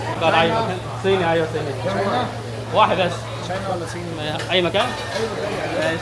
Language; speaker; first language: Arabic; non-native, learner; Chinese